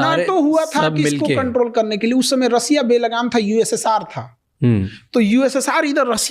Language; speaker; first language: Hindi; native; Hindi